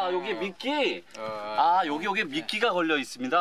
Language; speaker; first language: Korean; native; Korean